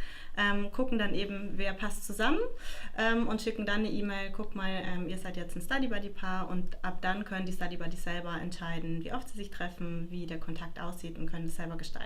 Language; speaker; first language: German; native; German